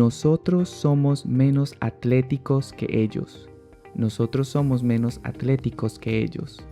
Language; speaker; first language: Spanish; native; Spanish